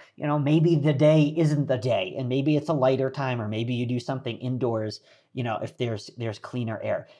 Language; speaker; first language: English; native; English